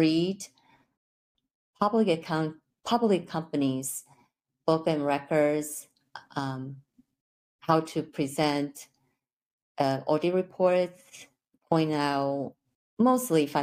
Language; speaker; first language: English; non-native, fluent; Chinese